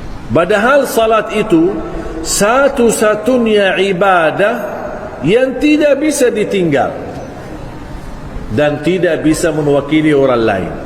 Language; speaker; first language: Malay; non-native, fluent; Arabic